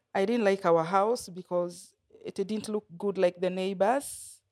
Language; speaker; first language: English; non-native, local second language; Kikuyu